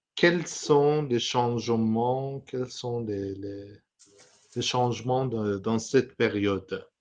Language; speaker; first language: French; non-native, fluent; Persian